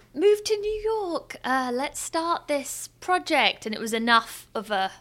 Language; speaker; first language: English; native; English